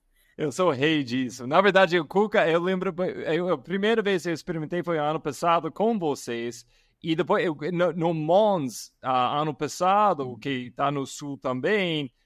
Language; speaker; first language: Portuguese; non-native, fluent; English